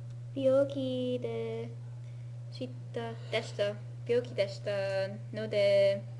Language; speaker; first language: Japanese; non-native, learner; English